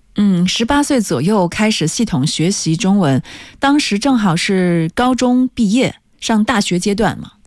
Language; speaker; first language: Chinese; native; Chinese